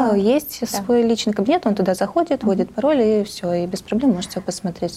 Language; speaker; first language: Russian; native; Russian